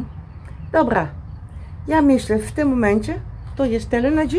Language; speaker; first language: Polish; non-native, learner; Dutch